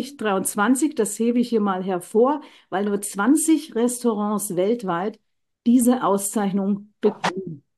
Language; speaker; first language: German; native; German